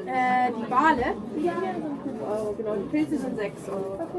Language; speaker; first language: German; native; German